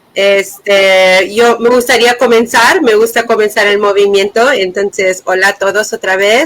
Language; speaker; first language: Spanish; early bilingual, other home language; English